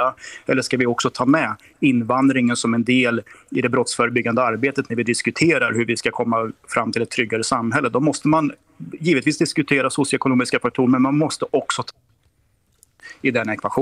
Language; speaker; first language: Swedish; native; Swedish